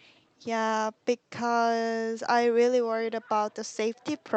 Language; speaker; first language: English; non-native, learner; Korean